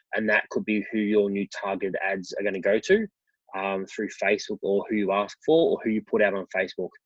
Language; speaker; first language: English; native; English